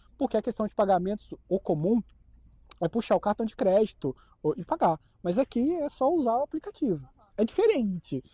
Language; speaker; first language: Portuguese; native; Portuguese